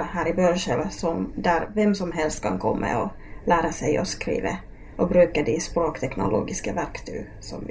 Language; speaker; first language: Swedish; non-native, local second language; Finnish